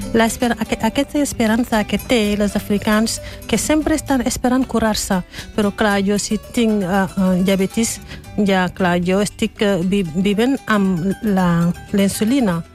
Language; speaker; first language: Catalan; non-native, learner; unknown